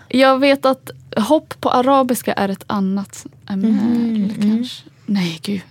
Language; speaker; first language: Swedish; early bilingual, other home language; Arabic